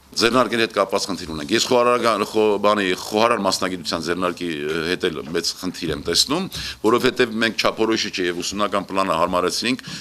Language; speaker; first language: Armenian; native; Armenian